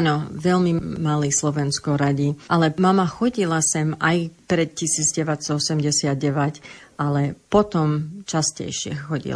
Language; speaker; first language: Slovak; early bilingual, heritage; Slovak